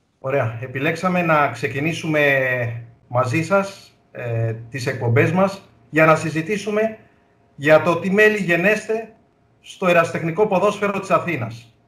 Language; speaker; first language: Greek; native; Greek